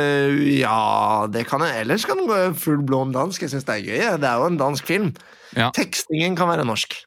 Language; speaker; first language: Norwegian; native; Norwegian